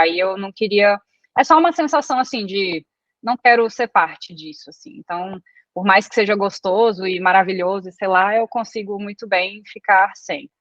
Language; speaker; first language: Portuguese; early bilingual, other home language; Italian